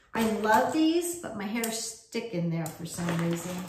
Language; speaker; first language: English; native; English